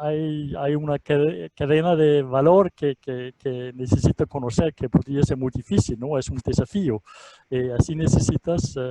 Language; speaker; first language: Spanish; non-native, fluent; Danish